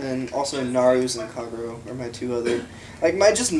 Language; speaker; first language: English; native; English